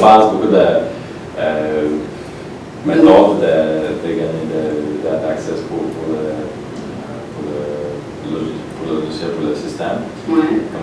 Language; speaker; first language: French; non-native, learner; Polish